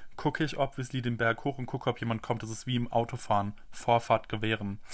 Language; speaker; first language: German; native; German